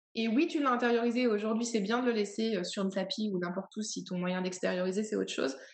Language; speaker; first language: French; native; French